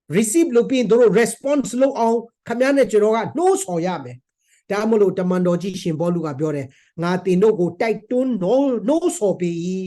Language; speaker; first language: Burmese; non-native, local second language; Hakha Chin